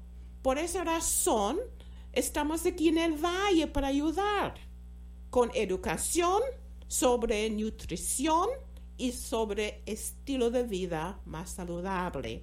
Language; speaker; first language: Spanish; non-native, fluent; English